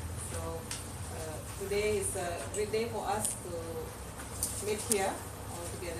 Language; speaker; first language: English; non-native, learner; Indonesian